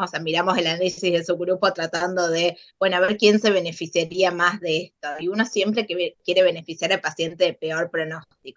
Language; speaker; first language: Spanish; native; Spanish